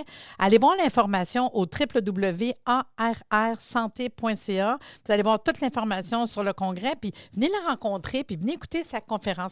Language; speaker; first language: French; native; French